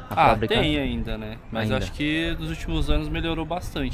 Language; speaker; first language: Portuguese; native; Portuguese